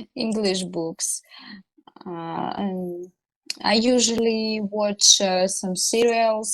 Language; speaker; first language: English; non-native, learner; Russian